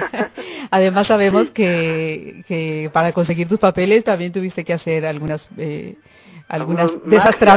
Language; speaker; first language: Spanish; native; Spanish